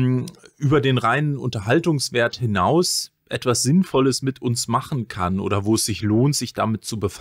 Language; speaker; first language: German; native; German